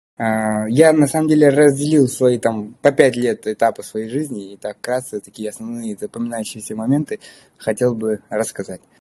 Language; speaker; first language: Russian; early bilingual, other home language; Pashto